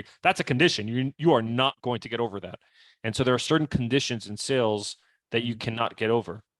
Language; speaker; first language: English; native; English